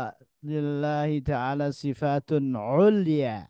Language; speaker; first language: Arabic; non-native, fluent; Indonesian